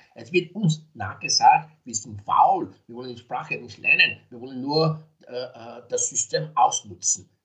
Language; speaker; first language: German; non-native, fluent; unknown